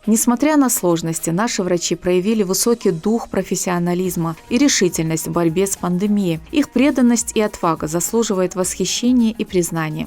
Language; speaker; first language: Russian; native; Russian